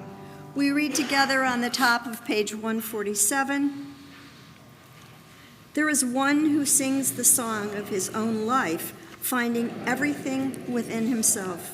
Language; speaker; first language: English; native; English